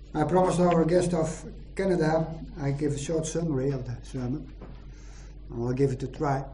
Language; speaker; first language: English; non-native, fluent; Dutch